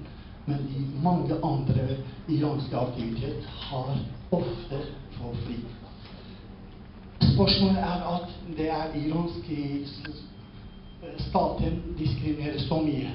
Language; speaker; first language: Norwegian; non-native, learner; Kurdish